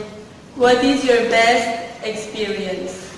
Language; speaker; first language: English; non-native, fluent; Spanish